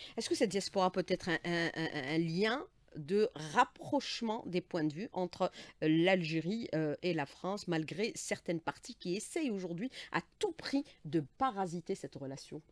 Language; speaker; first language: French; non-native, local second language; Arabic